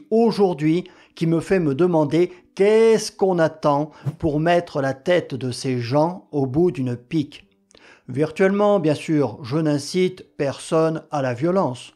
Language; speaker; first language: French; native; French